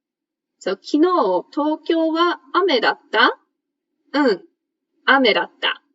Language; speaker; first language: Japanese; non-native, fluent; English